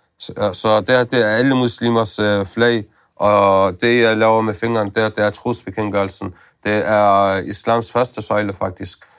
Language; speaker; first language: Danish; early bilingual, other home language; Arabic